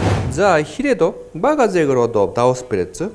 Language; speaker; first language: Mongolian; non-native, fluent; Japanese